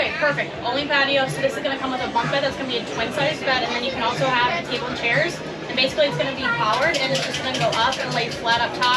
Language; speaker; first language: English; native; English